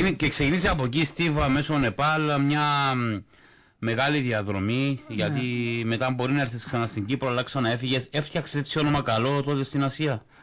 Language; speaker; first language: Greek; native; Greek